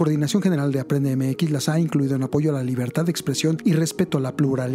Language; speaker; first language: Spanish; native; Spanish